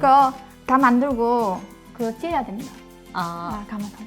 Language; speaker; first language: Korean; non-native, learner; Chinese